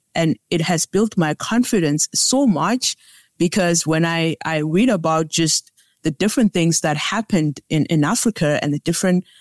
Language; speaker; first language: English; non-native, local second language; Tsonga